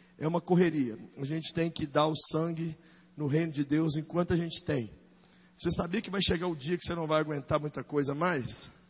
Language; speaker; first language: Portuguese; native; Portuguese